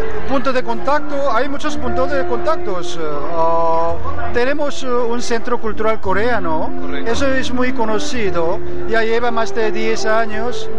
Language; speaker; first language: Spanish; non-native, fluent; Korean